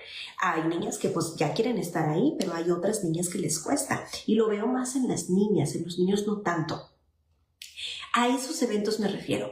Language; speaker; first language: Spanish; native; Spanish